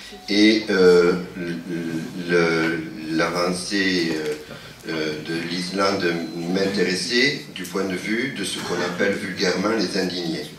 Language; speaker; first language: French; native; French